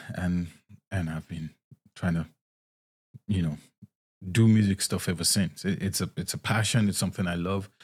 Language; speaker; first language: English; non-native, local second language; Yoruba